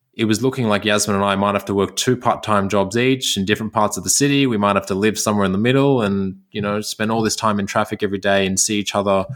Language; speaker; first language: English; native; English